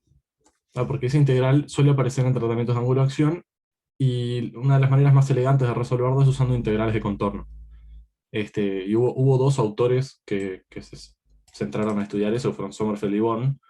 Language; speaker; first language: Spanish; native; Spanish